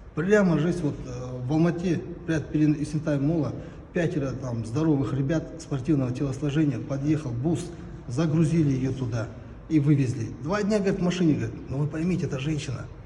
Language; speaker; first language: Russian; non-native, local second language; Kazakh